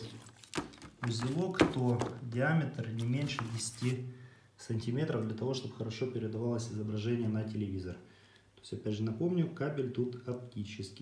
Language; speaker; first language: Russian; native; Russian